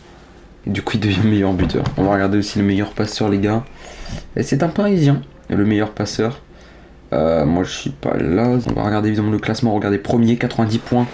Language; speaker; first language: French; native; French